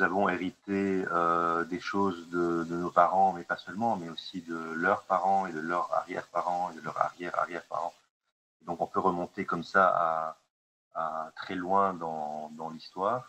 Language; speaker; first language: French; non-native, local second language; Arabic